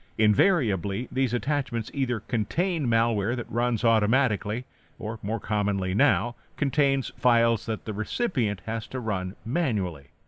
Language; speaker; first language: English; native; English